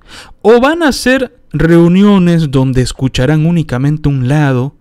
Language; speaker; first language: Spanish; native; Spanish